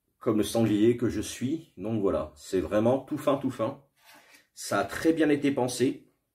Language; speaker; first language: French; native; French